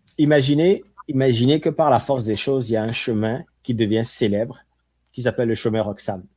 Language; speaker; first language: French; non-native, local second language; Ewe